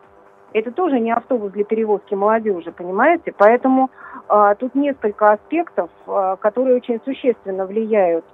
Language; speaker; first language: Russian; native; Russian